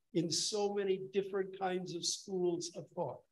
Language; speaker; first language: English; native; English